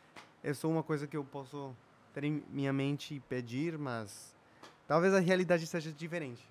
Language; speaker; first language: Portuguese; non-native, fluent; Spanish